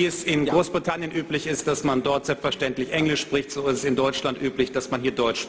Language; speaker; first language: German; native; German